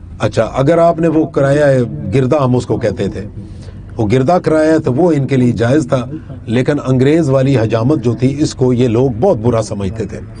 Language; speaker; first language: Urdu; non-native, local second language; Punjabi